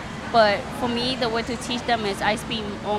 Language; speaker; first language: English; non-native, learner; Thai